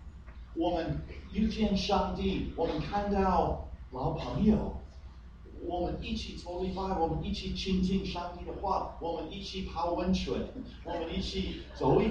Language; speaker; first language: Chinese; non-native, fluent; English